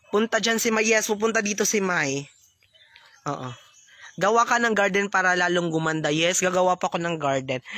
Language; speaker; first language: Filipino; non-native, local second language; Cebuano